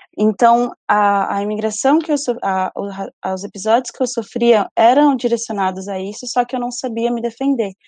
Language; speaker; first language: Portuguese; early bilingual, other home language; Spanish